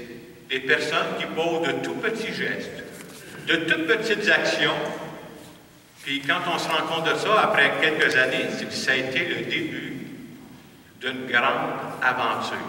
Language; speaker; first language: French; native; French